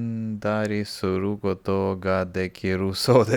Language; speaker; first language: Japanese; non-native, learner; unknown